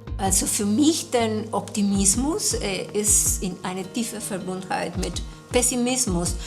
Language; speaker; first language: German; non-native, fluent; Spanish